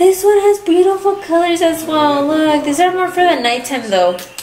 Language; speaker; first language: English; early bilingual, other home language; Spanish